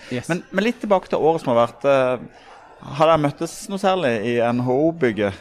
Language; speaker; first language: Norwegian; native; Norwegian